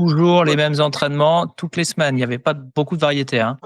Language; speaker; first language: French; native; French